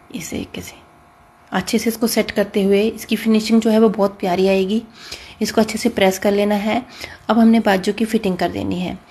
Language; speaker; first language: Hindi; native; Hindi